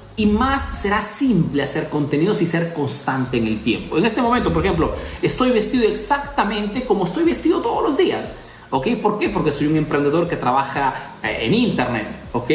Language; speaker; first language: Spanish; native; Spanish